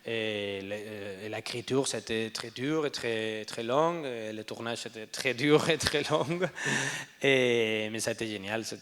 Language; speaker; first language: French; non-native, learner; Spanish